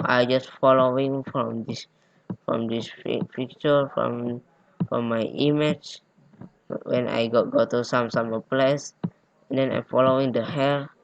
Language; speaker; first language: English; non-native, learner; Indonesian